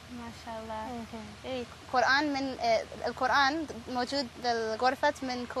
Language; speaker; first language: Arabic; non-native, learner; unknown